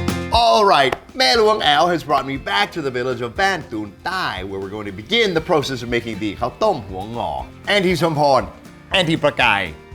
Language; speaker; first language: English; native; English